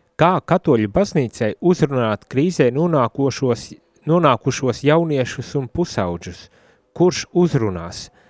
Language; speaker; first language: Latvian; native; Latvian